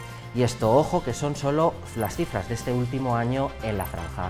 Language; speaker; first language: Spanish; native; Spanish